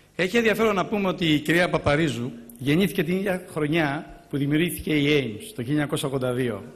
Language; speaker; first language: Greek; native; Greek